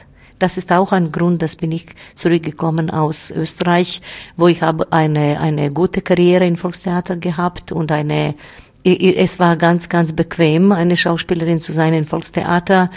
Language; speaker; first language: German; non-native, fluent; Bosnian